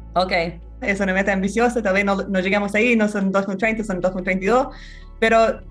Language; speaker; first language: Spanish; non-native, fluent; English